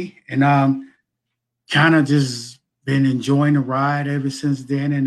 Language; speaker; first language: English; native; English